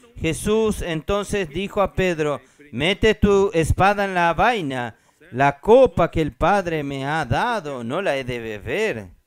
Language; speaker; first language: Spanish; non-native, fluent; Portuguese